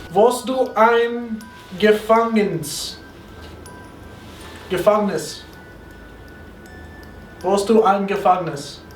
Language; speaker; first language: German; non-native, learner; English